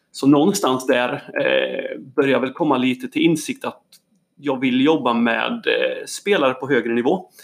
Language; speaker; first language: Swedish; native; Swedish